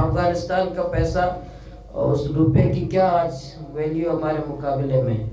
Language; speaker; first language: Urdu; non-native, local second language; Baluchi